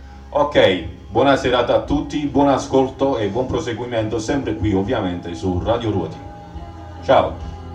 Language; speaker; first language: Italian; native; Italian